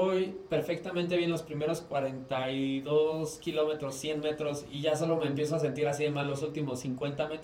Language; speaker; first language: Spanish; native; Spanish